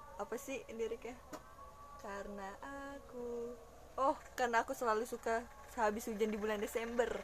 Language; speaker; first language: Indonesian; native; Indonesian